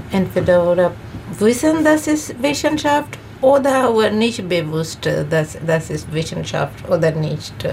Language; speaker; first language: German; non-native, learner; Bangla